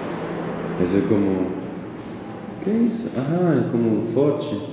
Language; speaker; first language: Portuguese; non-native, learner; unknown